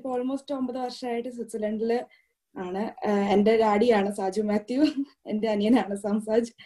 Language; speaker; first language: Malayalam; early bilingual, heritage; German